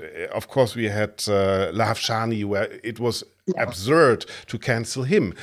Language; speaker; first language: English; non-native, fluent; German